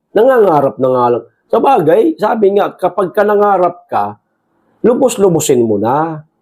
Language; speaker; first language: Filipino; non-native, local second language; Cebuano